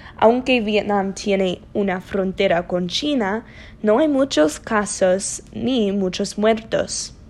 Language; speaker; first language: Spanish; non-native, learner; English